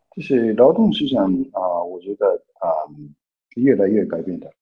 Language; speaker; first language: Chinese; non-native, fluent; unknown